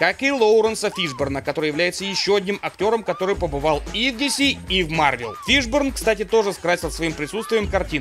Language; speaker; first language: Russian; native; Russian